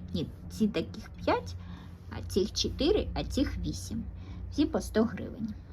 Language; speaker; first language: Ukrainian; non-native, local second language; Russian